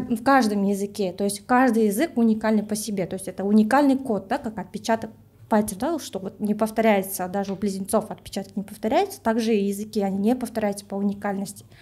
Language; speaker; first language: Russian; non-native, local second language; Kyrgyz